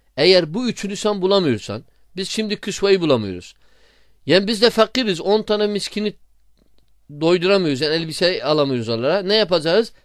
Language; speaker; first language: Turkish; non-native, fluent; Arabic